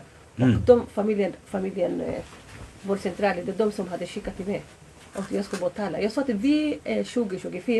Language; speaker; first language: Swedish; non-native, fluent; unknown